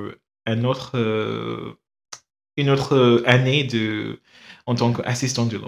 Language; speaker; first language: French; non-native, fluent; English